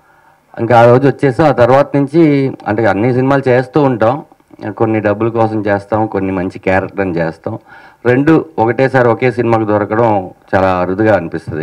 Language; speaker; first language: Telugu; native; Telugu